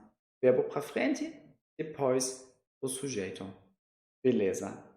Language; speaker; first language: Portuguese; non-native, fluent; German